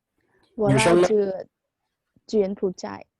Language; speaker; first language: Chinese; non-native, learner; Khmer